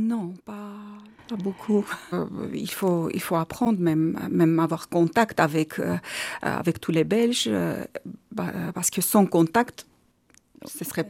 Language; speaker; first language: French; non-native, learner; Armenian